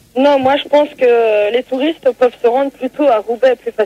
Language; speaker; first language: French; native; French